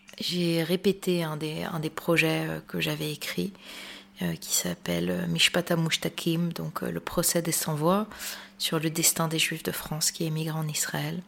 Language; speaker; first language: French; native; French